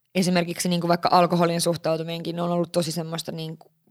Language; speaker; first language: Finnish; early bilingual, heritage; Finnish